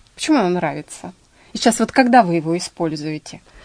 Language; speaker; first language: Russian; native; Russian